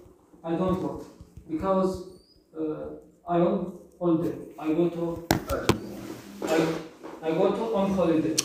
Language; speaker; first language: English; non-native, learner; Turkish